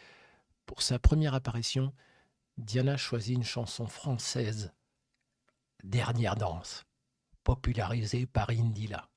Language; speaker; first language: French; native; French